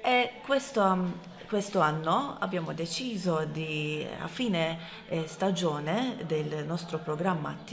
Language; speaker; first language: Italian; non-native, fluent; Maltese